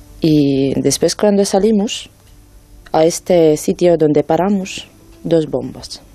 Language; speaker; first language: Spanish; non-native, learner; Ukrainian